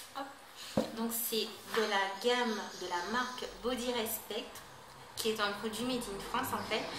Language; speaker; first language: French; native; French